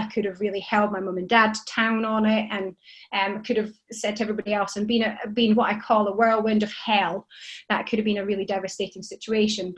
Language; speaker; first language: English; native; English